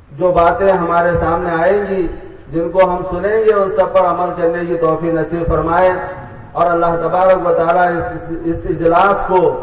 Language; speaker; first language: Urdu; native; Urdu